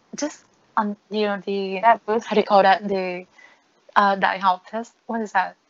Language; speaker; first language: English; non-native, fluent; Vietnamese